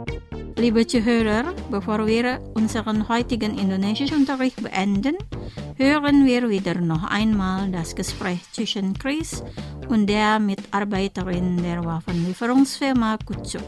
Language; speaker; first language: German; non-native, fluent; Indonesian